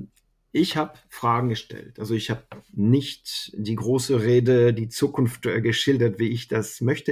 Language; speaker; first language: German; non-native, fluent; French